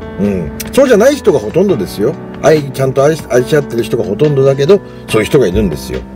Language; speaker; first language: Japanese; native; Japanese